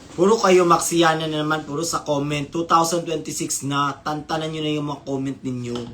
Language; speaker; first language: Filipino; non-native, local second language; Cebuano